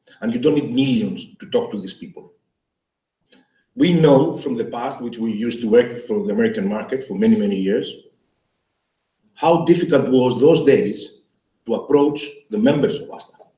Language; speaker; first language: English; non-native, fluent; Greek